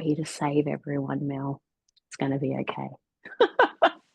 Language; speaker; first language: English; native; English